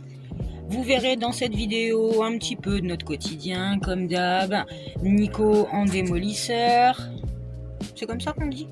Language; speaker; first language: French; native; French